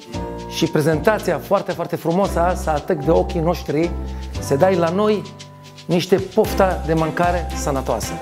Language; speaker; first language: Romanian; non-native, learner; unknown